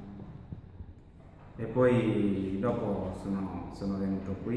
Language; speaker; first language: Italian; non-native, learner; Masai